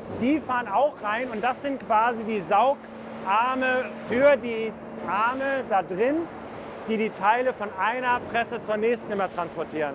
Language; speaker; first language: German; native; German